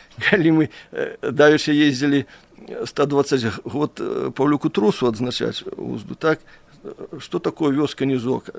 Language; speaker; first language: Belarusian; native; Belarusian